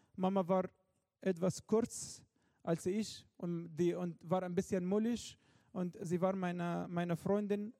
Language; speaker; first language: German; non-native, fluent; Arabic